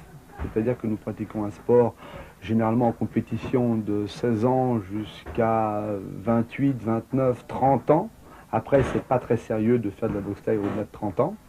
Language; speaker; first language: French; native; French